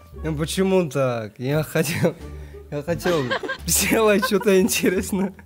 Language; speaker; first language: Russian; non-native, learner; Tajik